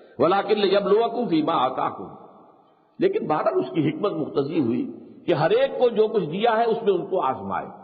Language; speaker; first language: Urdu; native; Urdu